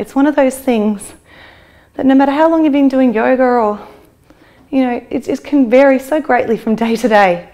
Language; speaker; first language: English; native; English